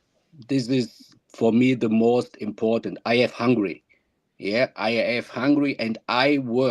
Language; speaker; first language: English; non-native, learner; German